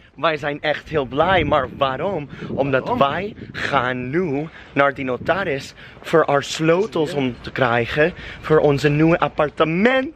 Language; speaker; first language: Dutch; non-native, learner; English